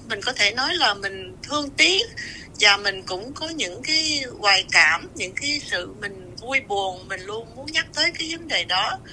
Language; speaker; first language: Vietnamese; native; Vietnamese